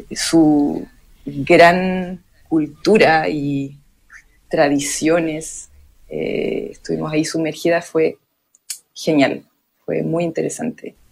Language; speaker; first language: Spanish; early bilingual, other home language; French